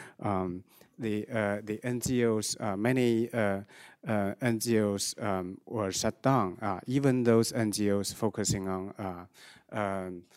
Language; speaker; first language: English; non-native, fluent; Chinese